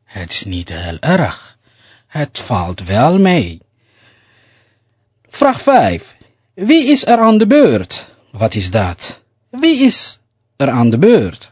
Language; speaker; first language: Dutch; non-native, fluent; Somali